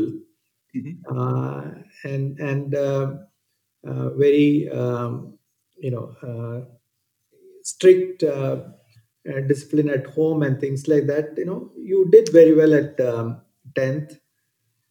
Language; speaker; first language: English; non-native, local second language; Malayalam